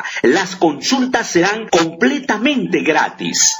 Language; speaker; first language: Spanish; native; Spanish